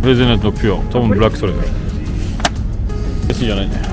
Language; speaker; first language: Japanese; non-native, learner; French